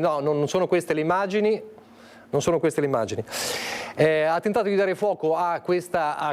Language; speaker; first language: Italian; native; Italian